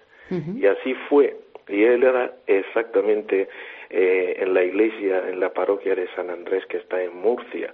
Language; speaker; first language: Spanish; non-native, fluent; Igbo